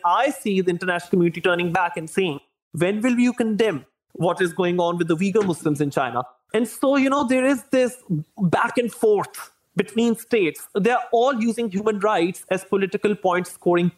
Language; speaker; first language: English; non-native, local second language; Urdu